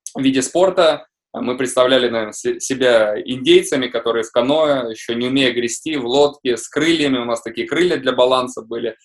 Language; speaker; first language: Russian; native; Russian